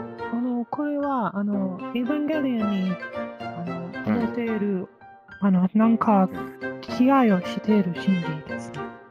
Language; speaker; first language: Japanese; non-native, fluent; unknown